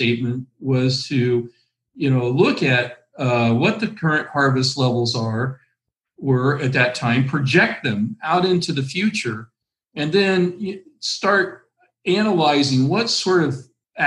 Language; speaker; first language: English; native; English